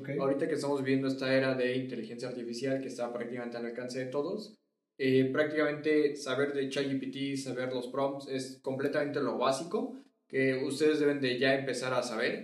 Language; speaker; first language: Spanish; native; Spanish